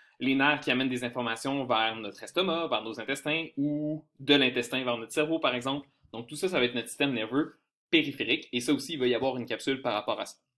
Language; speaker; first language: French; native; French